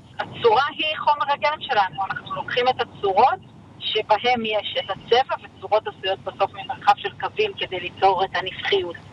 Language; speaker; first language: Hebrew; native; Hebrew